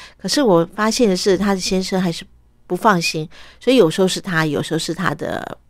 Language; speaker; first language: Chinese; early bilingual, other home language; Cantonese